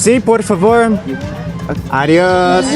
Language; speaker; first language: Spanish; non-native, learner; English